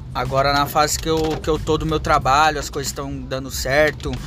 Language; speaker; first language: Portuguese; early bilingual, other home language; Japanese